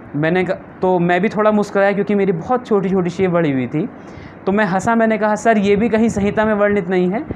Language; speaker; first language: Hindi; native; Hindi